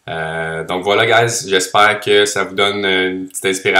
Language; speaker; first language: French; native; French